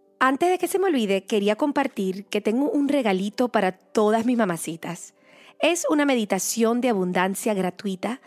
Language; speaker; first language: Spanish; native; Spanish